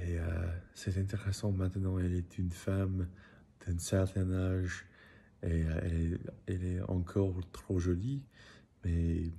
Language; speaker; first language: French; non-native, learner; English